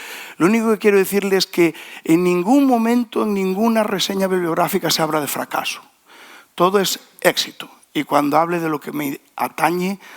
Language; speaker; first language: Spanish; native; Spanish